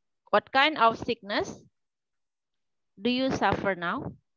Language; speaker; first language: English; non-native, fluent; Indonesian